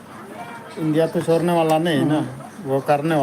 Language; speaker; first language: Hindi; non-native, local second language; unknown